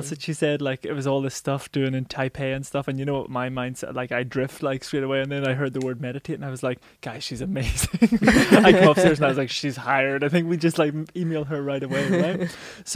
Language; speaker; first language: English; native; English